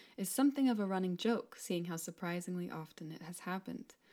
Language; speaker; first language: English; non-native, fluent; Spanish